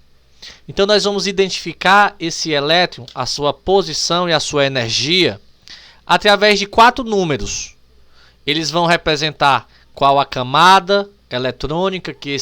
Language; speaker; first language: Portuguese; native; Portuguese